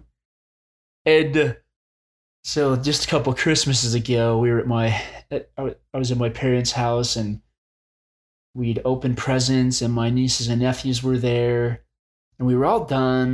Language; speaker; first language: English; native; English